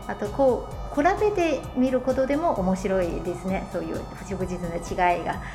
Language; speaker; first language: Japanese; non-native, fluent; Chinese